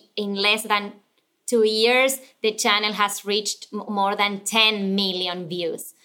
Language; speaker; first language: English; non-native, fluent; Spanish